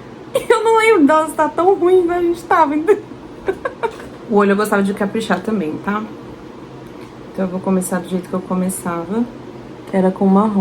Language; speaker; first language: Portuguese; native; Portuguese